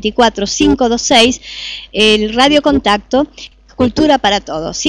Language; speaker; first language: Spanish; native; Spanish